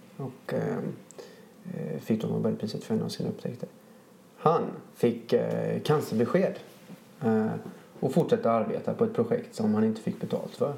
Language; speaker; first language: Swedish; native; Swedish